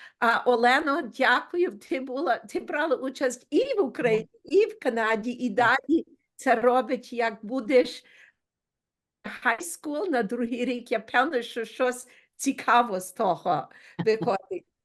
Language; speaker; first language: Ukrainian; early bilingual, heritage; Ukrainian